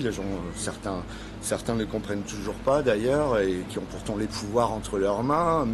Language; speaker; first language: French; native; French